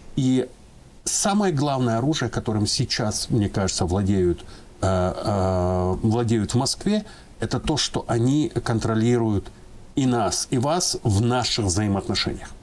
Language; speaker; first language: Russian; non-native, local second language; Ingush